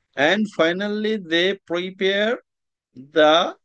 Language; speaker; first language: English; non-native, local second language; Bangla